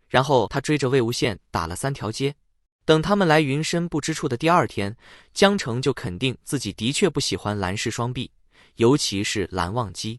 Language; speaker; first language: Chinese; native; Chinese